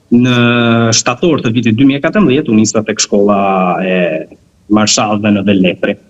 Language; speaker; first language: Albanian; early bilingual, heritage; Albanian